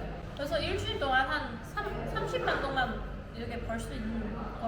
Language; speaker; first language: Korean; non-native, fluent; Vietnamese